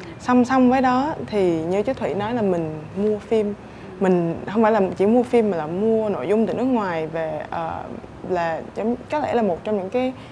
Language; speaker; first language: Vietnamese; native; Vietnamese